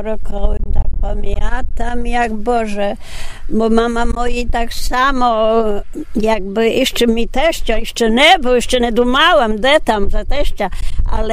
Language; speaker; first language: Polish; non-native, local second language; Rusyn